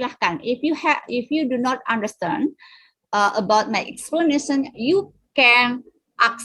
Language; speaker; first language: English; non-native, fluent; Indonesian